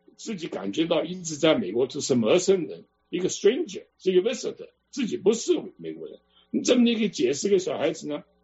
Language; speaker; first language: Chinese; non-native, local second language; Cantonese